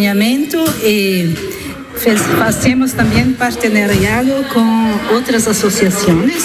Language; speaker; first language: Spanish; non-native, learner; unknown